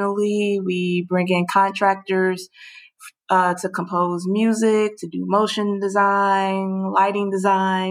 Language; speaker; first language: English; native; English